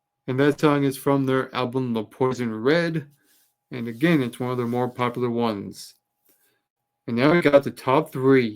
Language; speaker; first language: English; native; English